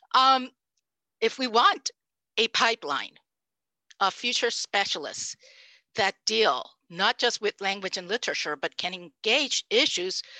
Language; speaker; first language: English; non-native, fluent; Spanish